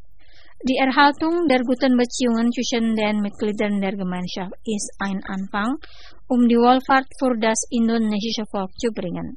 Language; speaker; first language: German; non-native, fluent; Indonesian